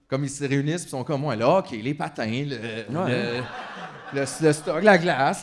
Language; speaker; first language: French; native; French